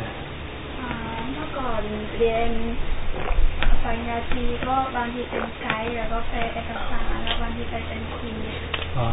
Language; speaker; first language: Thai; non-native, fluent; Chinese